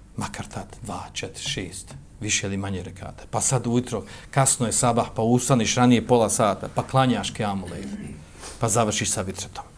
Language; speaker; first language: Bosnian; native; Bosnian